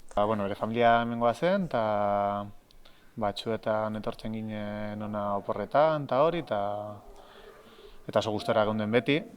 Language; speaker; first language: Basque; non-native, local second language; Spanish